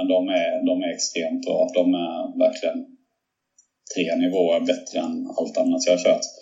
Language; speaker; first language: Swedish; native; Swedish